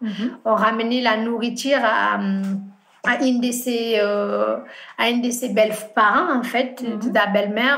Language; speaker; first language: French; non-native, fluent; Fula